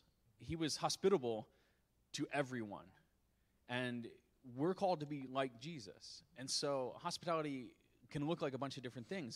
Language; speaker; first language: English; native; English